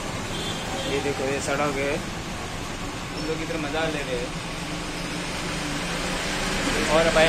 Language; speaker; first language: Hindi; non-native, local second language; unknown